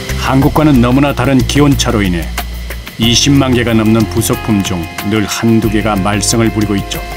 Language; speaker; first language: Korean; native; Korean